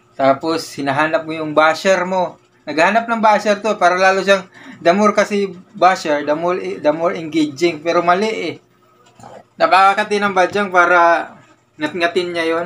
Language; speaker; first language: Filipino; non-native, local second language; Cebuano